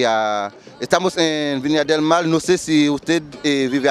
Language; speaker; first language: Spanish; non-native, learner; Haitian Creole